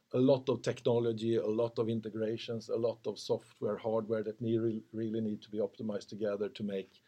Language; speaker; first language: English; non-native, fluent; Swedish